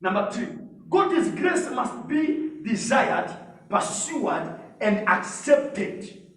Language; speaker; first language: English; non-native, local second language; Swahili